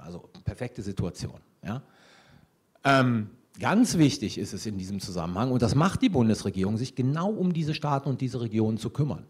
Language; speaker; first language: German; native; German